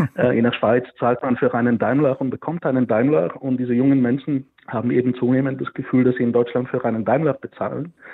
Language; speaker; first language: German; non-native, fluent; Bulgarian